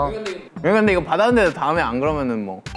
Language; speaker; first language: Korean; native; Korean